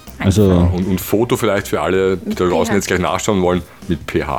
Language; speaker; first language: German; native; German